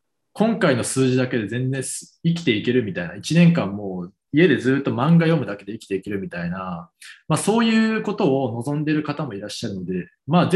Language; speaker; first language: Japanese; native; Japanese